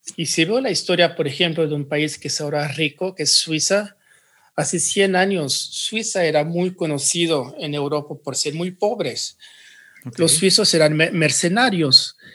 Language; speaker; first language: Spanish; early bilingual, heritage; Spanish